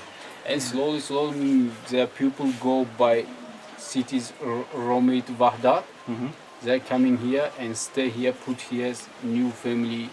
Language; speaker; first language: English; non-native, learner; Tajik